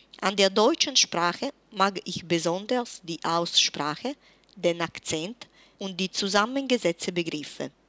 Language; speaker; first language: German; non-native, fluent; Italian